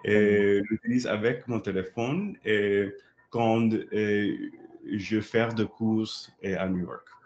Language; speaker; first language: French; non-native, learner; English